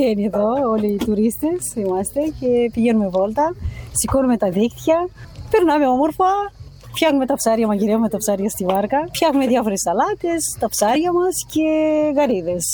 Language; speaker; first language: Greek; non-native, fluent; Romanian